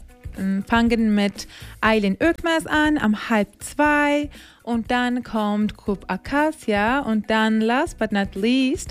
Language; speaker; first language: German; non-native, learner; Turkish